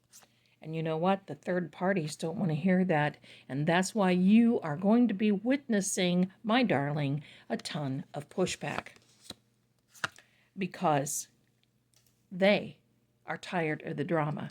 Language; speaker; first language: English; native; English